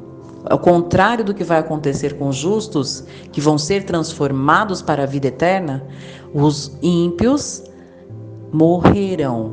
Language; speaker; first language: Portuguese; native; Portuguese